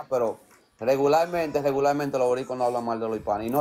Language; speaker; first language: Spanish; early bilingual, heritage; Spanish